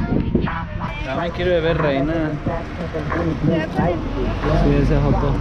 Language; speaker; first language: Spanish; early bilingual, heritage; Spanish